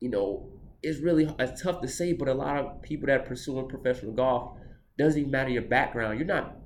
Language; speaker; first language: English; native; English